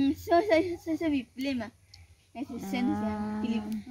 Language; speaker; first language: Spanish; non-native, local second language; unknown